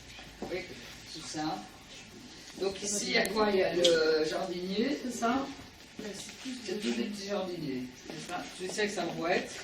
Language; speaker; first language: French; native; French